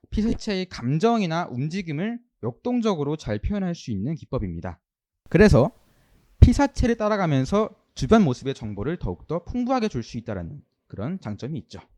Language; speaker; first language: Korean; native; Korean